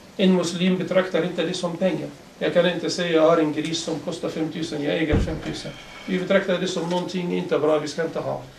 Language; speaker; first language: Swedish; non-native, fluent; Arabic